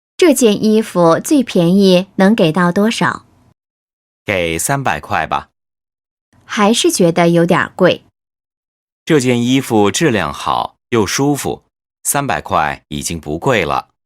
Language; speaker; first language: Chinese; non-native, fluent; Korean